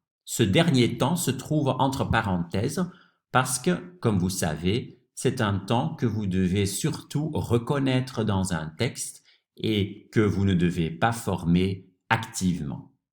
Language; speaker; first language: French; non-native, fluent; Dutch